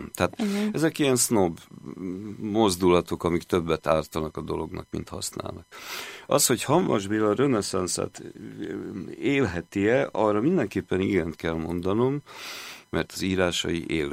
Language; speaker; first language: Hungarian; native; Hungarian